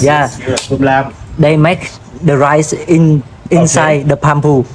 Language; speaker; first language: English; non-native, learner; Vietnamese